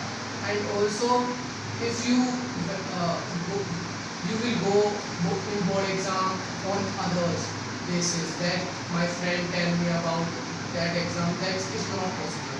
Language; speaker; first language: English; non-native, learner; Hindi